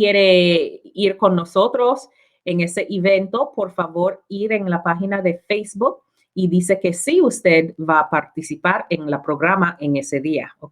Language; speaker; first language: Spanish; non-native, learner; English